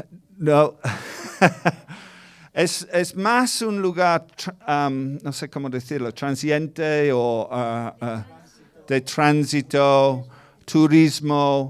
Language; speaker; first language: Spanish; non-native, fluent; English